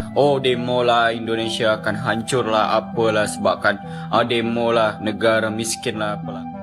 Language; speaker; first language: Malay; native; Malay